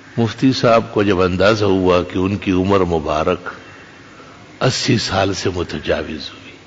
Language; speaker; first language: Urdu; non-native, local second language; Pashto